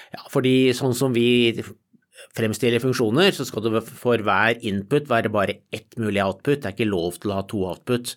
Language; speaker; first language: Norwegian; native; Norwegian